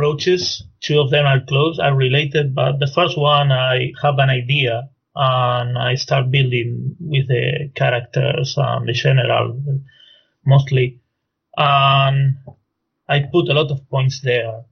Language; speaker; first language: English; non-native, fluent; Spanish